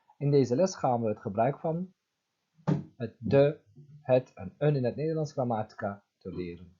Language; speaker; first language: Dutch; non-native, fluent; Turkish